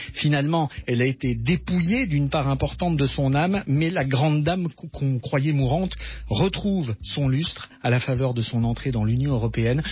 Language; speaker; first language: French; native; French